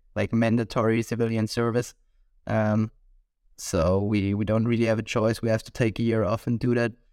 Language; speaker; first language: English; non-native, fluent; German